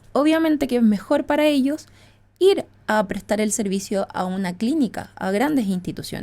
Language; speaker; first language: Spanish; native; Spanish